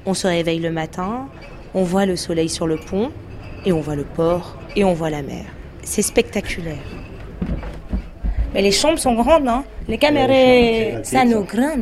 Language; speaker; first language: French; native; French